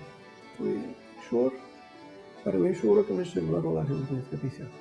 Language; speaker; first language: Welsh; native; Welsh